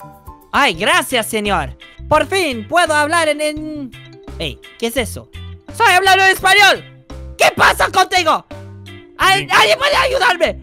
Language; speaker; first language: Spanish; non-native, learner; English